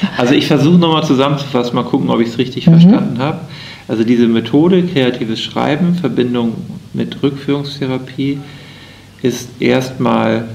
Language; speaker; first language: German; native; German